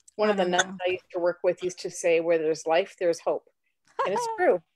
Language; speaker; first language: English; native; English